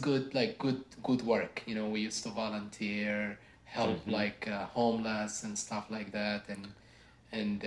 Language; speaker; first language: English; non-native, fluent; Arabic